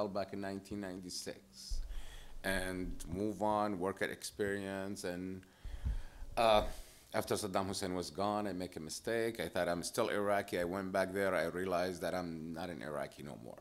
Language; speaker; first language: English; non-native, fluent; Arabic